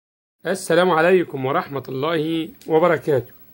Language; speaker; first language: Arabic; native; Arabic